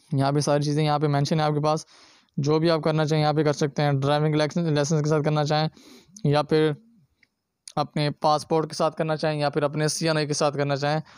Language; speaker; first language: Urdu; non-native, local second language; Punjabi